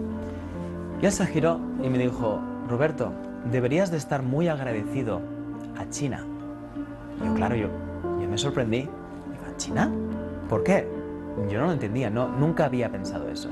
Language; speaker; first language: Spanish; native; Spanish